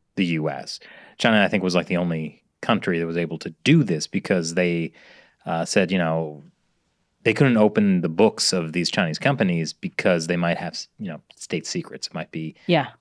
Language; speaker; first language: English; native; English